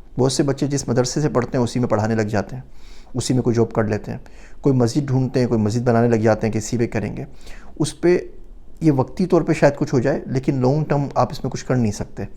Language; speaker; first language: Urdu; native; Urdu